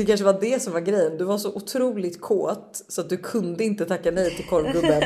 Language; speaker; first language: Swedish; native; Swedish